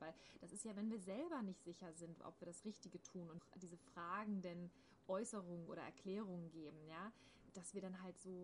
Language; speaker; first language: German; native; German